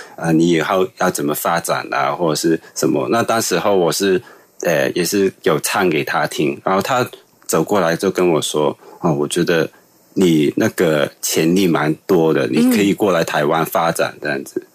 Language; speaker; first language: Chinese; non-native, local second language; Cantonese